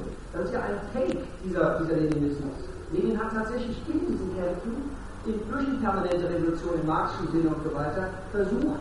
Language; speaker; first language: German; native; German